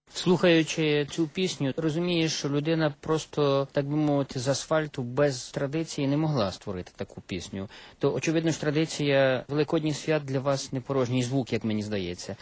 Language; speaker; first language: Ukrainian; native; Ukrainian